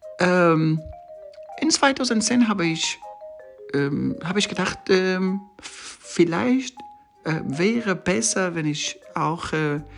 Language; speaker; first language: German; non-native, learner; Persian